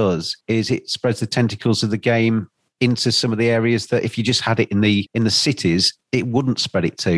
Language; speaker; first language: English; native; English